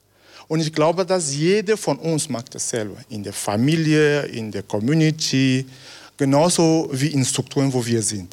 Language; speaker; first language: German; non-native, fluent; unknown